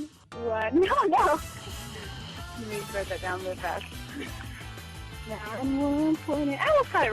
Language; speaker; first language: English; native; English